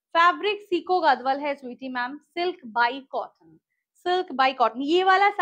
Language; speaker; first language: Hindi; non-native, local second language; Bangla